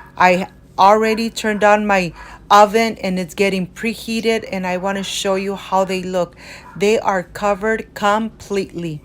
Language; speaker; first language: English; non-native, fluent; Spanish